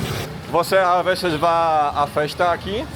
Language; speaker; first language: Portuguese; non-native, learner; Polish